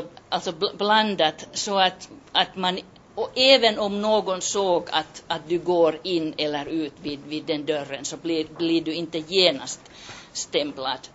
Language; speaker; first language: Swedish; non-native, local second language; Finnish